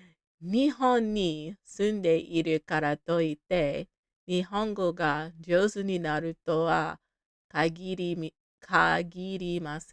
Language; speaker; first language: Japanese; non-native, learner; English